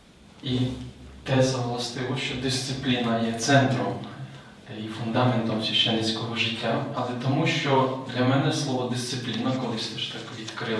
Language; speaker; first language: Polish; non-native, local second language; Ukrainian